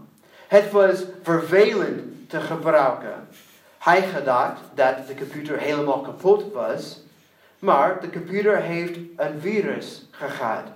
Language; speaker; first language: Dutch; non-native, learner; English